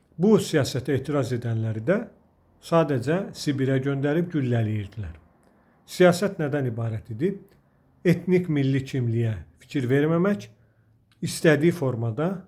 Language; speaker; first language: Azerbaijani; non-native, local second language; Talysh